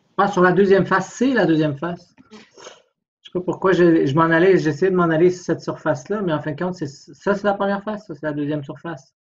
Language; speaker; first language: French; native; French